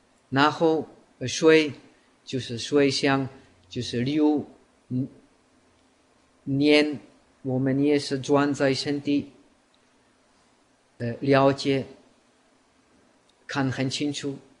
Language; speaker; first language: Chinese; non-native, fluent; Czech